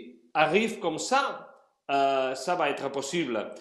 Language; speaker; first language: French; non-native, fluent; Spanish